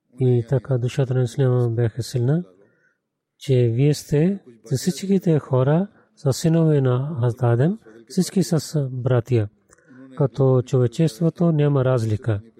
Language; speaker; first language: Bulgarian; non-native, learner; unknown